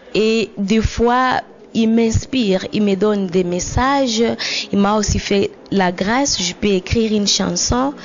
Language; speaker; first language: French; non-native, local second language; Swahili